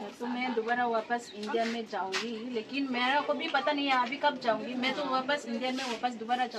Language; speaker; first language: Hindi; non-native, local second language; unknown